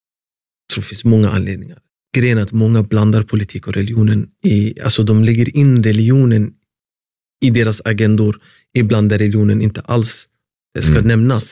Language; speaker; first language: Swedish; early bilingual, other home language; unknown